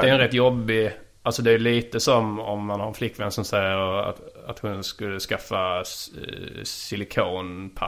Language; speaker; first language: Swedish; native; Swedish